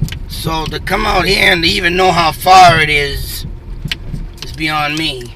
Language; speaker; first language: English; native; English